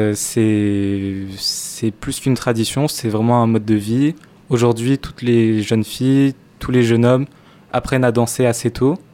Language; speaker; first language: French; native; French